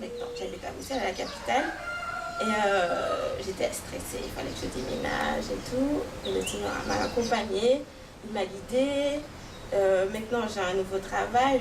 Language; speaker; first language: French; native; French